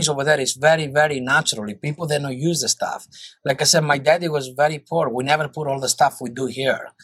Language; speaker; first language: English; non-native, fluent; Greek